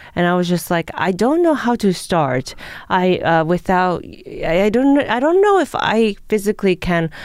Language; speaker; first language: English; early bilingual, other home language; Japanese